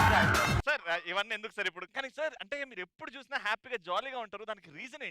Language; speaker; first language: Telugu; native; Telugu